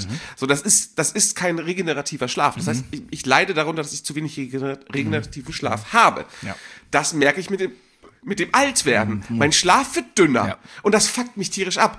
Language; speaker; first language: German; native; German